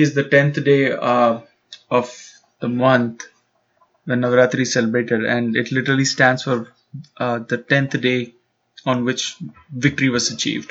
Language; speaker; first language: English; non-native, local second language; Tamil